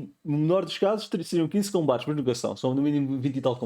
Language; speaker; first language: Portuguese; native; Portuguese